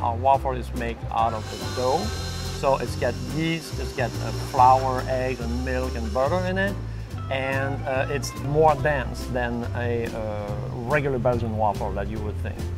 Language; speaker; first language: English; non-native, fluent; French